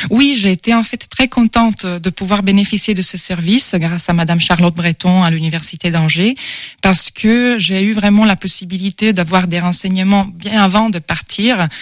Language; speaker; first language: French; non-native, fluent; Italian